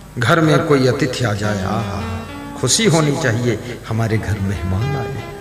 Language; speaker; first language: Hindi; native; Hindi